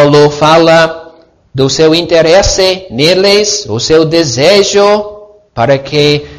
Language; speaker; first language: Portuguese; non-native, fluent; English